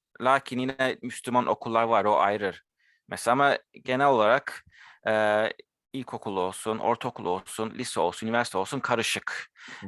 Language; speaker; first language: Turkish; early bilingual, heritage; Turkish